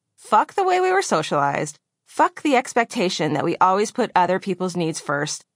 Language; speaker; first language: English; native; English